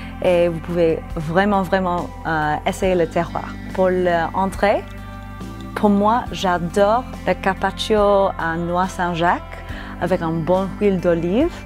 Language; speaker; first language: French; non-native, fluent; English